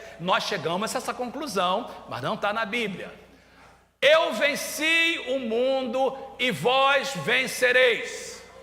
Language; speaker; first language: Portuguese; native; Portuguese